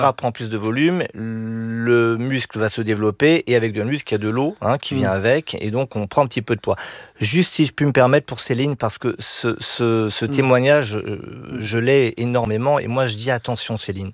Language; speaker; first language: French; native; French